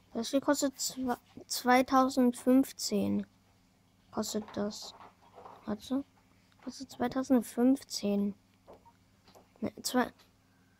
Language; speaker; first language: German; early bilingual, other home language; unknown